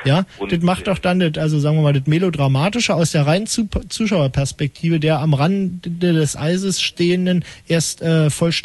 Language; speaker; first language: German; native; German